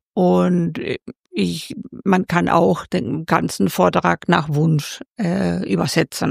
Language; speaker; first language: German; non-native, fluent; Spanish